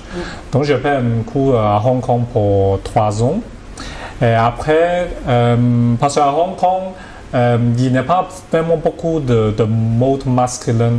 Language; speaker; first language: French; non-native, learner; Cantonese